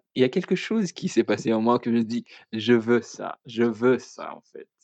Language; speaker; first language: French; non-native, local second language; Malagasy